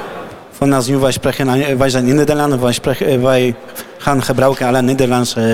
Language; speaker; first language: Dutch; non-native, learner; Polish